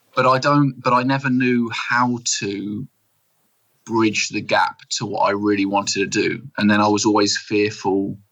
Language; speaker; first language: English; native; English